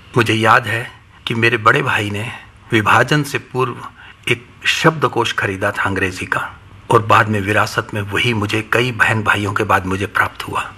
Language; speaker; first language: Hindi; non-native, local second language; Punjabi